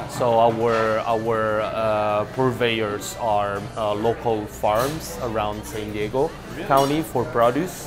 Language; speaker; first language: English; non-native, fluent; Italian